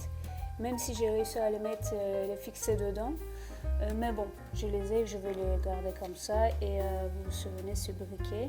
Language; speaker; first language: French; non-native, fluent; Turkish